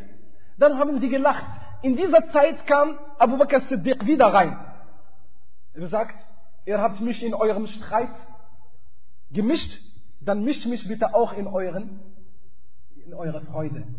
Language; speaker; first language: German; non-native, fluent; Arabic